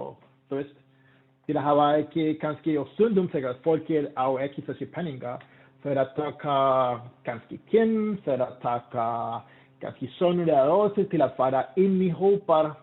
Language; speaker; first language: Icelandic; non-native, learner; Spanish